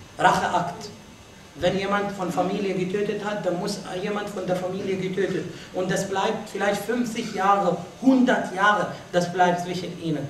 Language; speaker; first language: German; non-native, fluent; Arabic